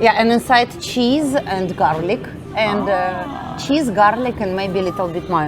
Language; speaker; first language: English; non-native, learner; Russian